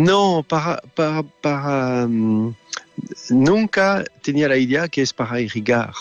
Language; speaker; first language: Spanish; non-native, learner; French